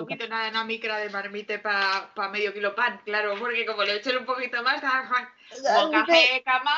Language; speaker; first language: Spanish; native; Spanish